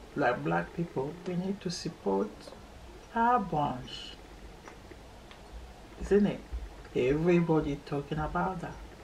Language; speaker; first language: English; non-native, learner; Lingala